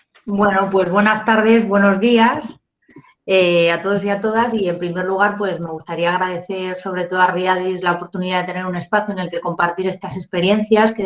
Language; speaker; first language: Spanish; native; Spanish